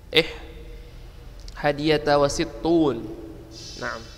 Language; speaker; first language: Arabic; non-native, fluent; Indonesian